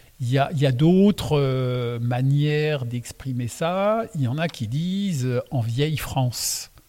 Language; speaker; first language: French; non-native, local second language; Swiss German